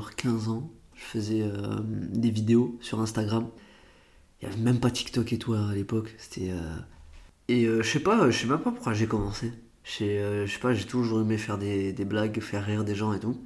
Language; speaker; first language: French; early bilingual, other home language; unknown